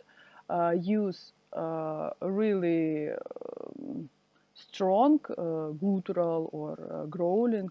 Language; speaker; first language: English; non-native, learner; Russian